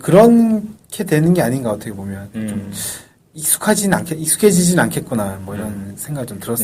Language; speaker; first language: Korean; native; Korean